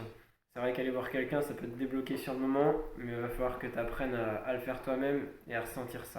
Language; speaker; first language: French; native; French